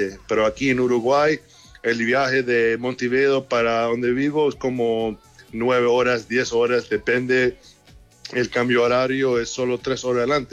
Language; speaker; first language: Spanish; early bilingual, heritage; English